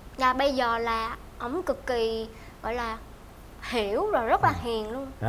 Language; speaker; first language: Vietnamese; native; Vietnamese